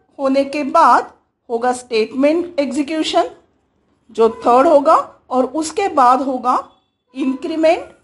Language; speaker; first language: Hindi; native; Hindi